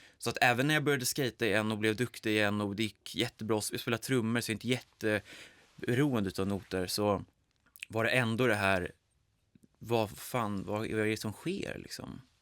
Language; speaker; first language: Swedish; native; Swedish